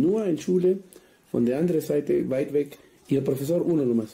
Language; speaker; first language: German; non-native, fluent; Spanish